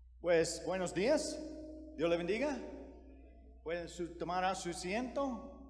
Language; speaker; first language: Spanish; non-native, fluent; English